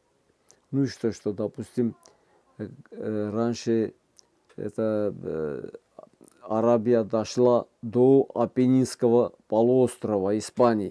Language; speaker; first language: Russian; non-native, local second language; Armenian